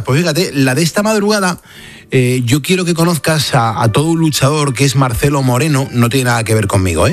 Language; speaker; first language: Spanish; native; Spanish